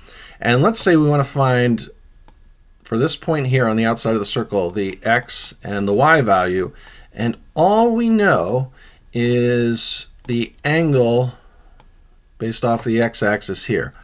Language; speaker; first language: English; native; English